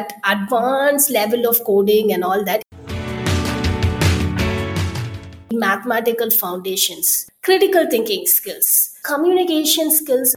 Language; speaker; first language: English; non-native, local second language; Tamil